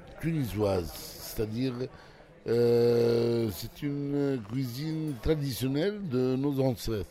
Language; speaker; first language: French; non-native, local second language; Arabic